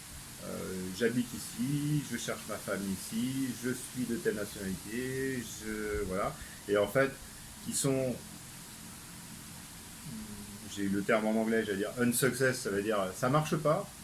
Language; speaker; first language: French; native; French